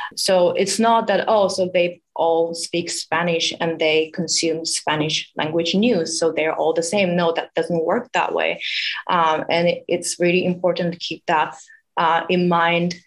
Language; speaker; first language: English; non-native, fluent; Japanese